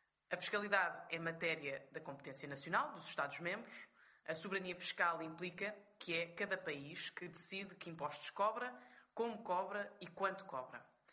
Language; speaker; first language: Portuguese; native; Portuguese